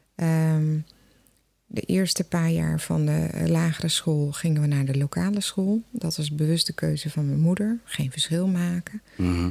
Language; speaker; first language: Dutch; non-native, fluent; Portuguese